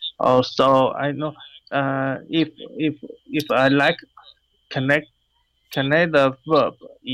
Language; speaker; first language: English; non-native, learner; Chinese